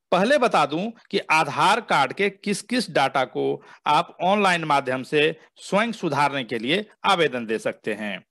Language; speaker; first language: Hindi; native; Hindi